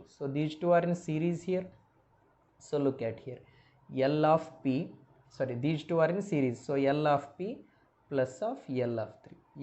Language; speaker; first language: English; non-native, local second language; Kannada